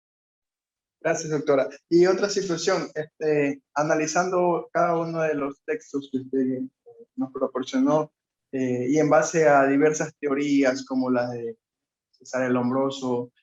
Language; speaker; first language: Spanish; native; Spanish